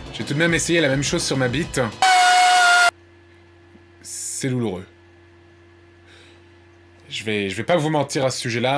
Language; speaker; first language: French; native; French